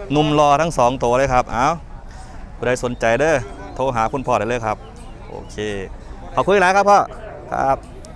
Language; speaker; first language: Thai; native; Thai